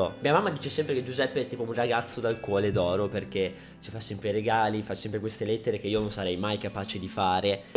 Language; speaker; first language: Italian; native; Italian